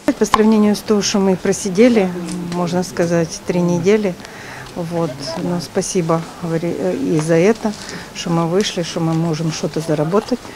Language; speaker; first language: Russian; native; Russian